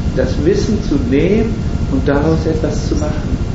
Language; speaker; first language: German; native; German